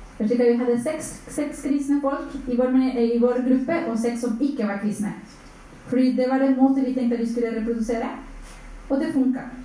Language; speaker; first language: Norwegian; non-native, fluent; Spanish